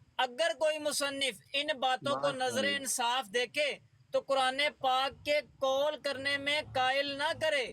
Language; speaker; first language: Urdu; native; Urdu